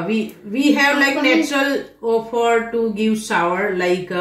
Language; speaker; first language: English; non-native, local second language; Gujarati